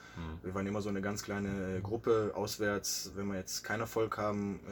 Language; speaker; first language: German; native; German